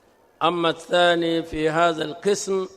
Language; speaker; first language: Arabic; non-native, fluent; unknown